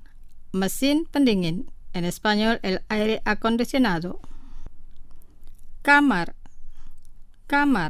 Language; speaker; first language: Spanish; non-native, fluent; Indonesian